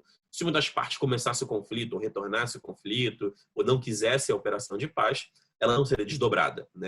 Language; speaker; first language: Portuguese; native; Portuguese